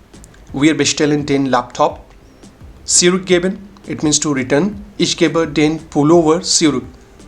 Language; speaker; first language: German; non-native, fluent; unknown